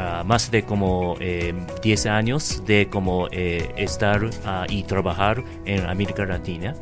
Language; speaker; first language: Spanish; non-native, fluent; Japanese